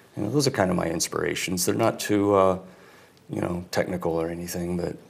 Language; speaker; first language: English; native; English